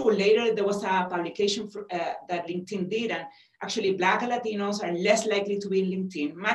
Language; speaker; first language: English; non-native, fluent; Spanish